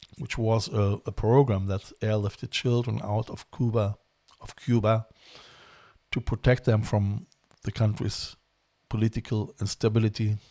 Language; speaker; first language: English; non-native, fluent; German